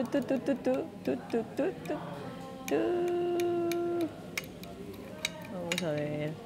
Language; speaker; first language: Spanish; non-native, fluent; Korean